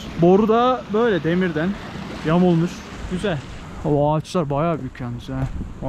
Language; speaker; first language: Turkish; native; Turkish